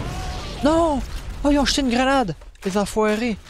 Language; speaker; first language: French; native; French